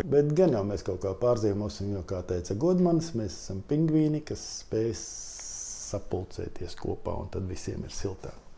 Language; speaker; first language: Latvian; non-native, local second language; Russian